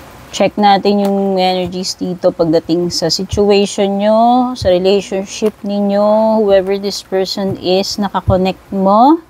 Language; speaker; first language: Filipino; native; Filipino